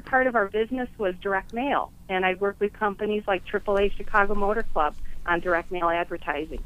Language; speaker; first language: English; native; English